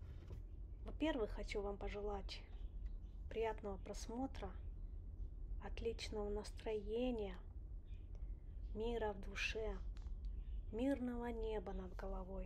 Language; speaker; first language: Russian; non-native, local second language; Romanian